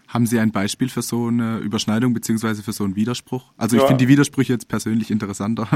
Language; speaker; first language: German; native; German